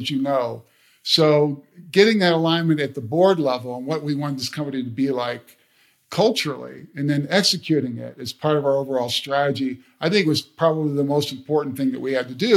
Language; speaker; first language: English; native; English